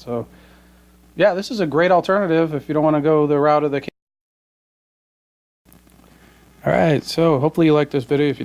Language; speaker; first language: English; native; English